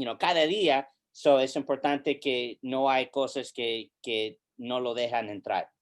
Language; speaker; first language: Spanish; early bilingual, heritage; English